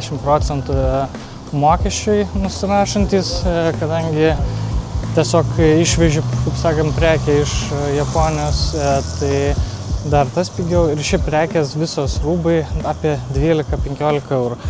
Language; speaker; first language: Lithuanian; native; Lithuanian